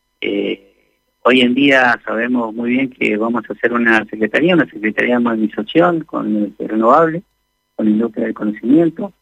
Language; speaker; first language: Spanish; native; Spanish